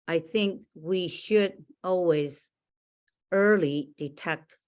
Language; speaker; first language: English; non-native, learner; Chinese